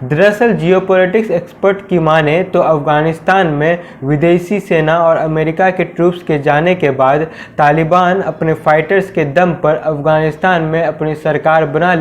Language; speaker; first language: Hindi; native; Hindi